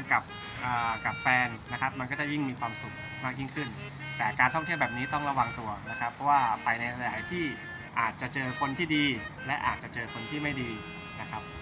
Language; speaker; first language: Thai; native; Thai